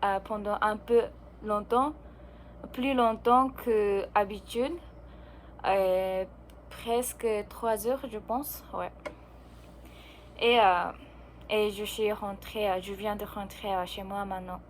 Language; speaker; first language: French; non-native, learner; Japanese